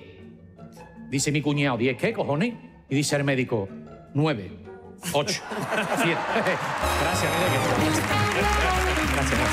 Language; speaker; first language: Spanish; native; Spanish